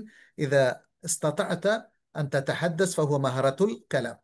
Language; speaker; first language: Arabic; non-native, fluent; Bangla